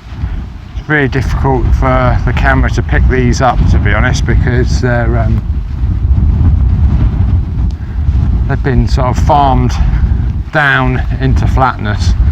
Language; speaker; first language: English; native; English